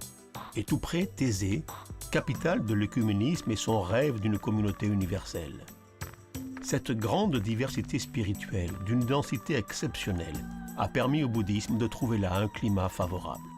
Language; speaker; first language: French; native; French